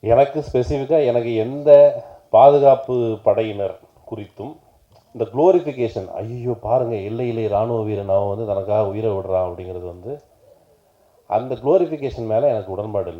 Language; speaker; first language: Tamil; native; Tamil